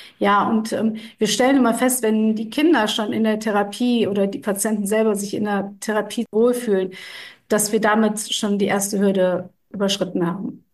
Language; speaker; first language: German; early bilingual, other home language; Turkish